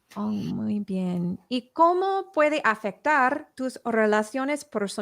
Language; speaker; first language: Spanish; early bilingual, heritage; English